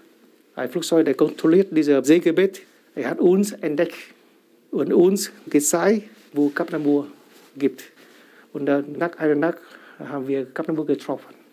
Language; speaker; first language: German; non-native, learner; Vietnamese